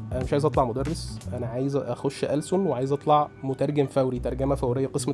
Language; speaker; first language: Egyptian Arabic; early bilingual, heritage; Arabic